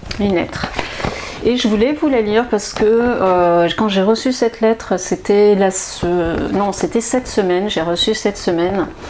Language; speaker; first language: French; native; French